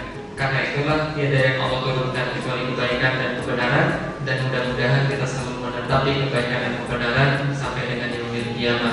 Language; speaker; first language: Indonesian; native; Indonesian